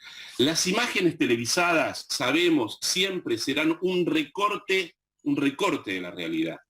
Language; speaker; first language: Spanish; native; Spanish